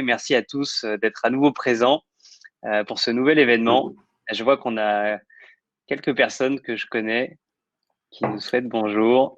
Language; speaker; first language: French; native; French